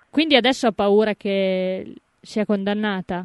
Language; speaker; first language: Italian; native; Italian